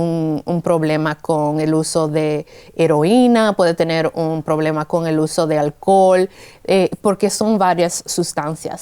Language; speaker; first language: Spanish; early bilingual, heritage; Spanish